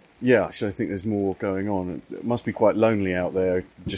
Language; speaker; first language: English; native; English